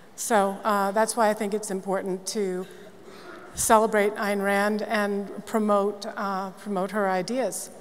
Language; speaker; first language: English; native; English